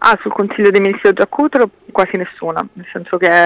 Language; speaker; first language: Italian; native; Italian